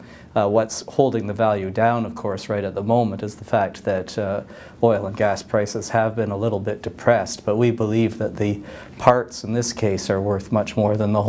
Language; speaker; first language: English; native; English